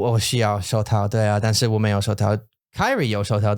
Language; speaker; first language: Chinese; non-native, learner; English